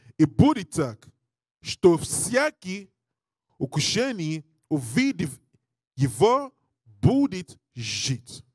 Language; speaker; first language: Russian; non-native, learner; English